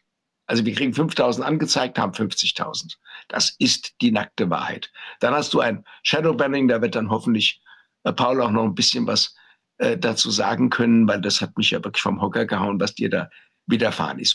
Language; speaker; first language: German; native; German